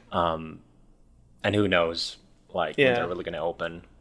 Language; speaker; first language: English; non-native, fluent; Finnish